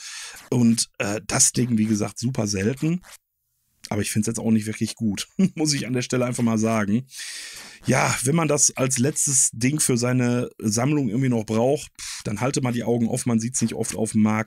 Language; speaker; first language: German; native; German